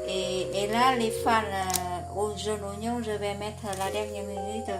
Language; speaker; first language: French; non-native, learner; Vietnamese